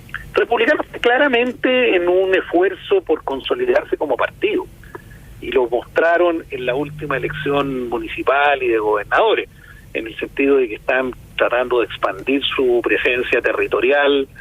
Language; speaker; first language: Spanish; native; Spanish